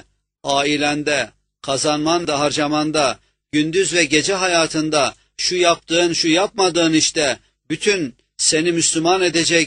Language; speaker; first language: Turkish; native; Turkish